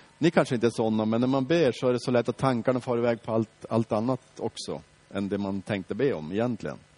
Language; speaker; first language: Swedish; native; Swedish